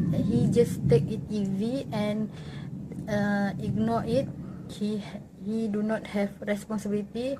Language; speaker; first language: English; non-native, local second language; Malay